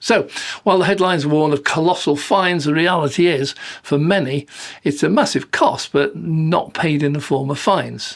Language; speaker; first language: English; native; English